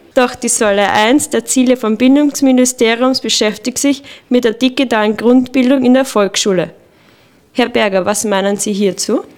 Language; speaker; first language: German; native; German